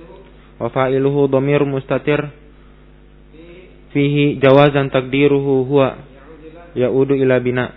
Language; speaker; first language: Arabic; non-native, learner; Indonesian